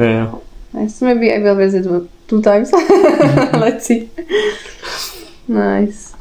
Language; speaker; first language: English; non-native, learner; Czech